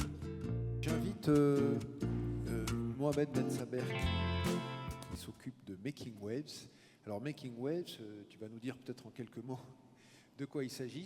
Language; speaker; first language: French; native; French